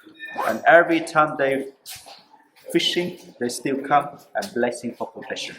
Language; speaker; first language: English; non-native, learner; Vietnamese